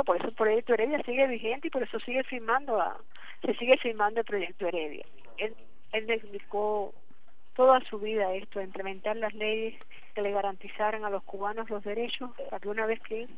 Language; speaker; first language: Spanish; native; Spanish